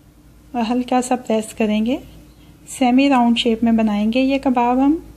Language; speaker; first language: Urdu; native; Urdu